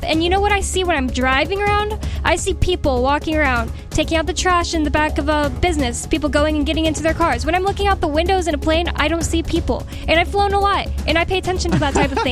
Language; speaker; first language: English; native; English